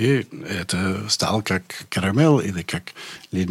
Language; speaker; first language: Russian; non-native, learner; English